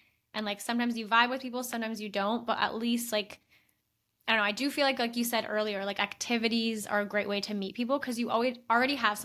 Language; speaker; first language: English; native; English